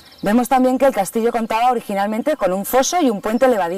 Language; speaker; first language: Spanish; native; Spanish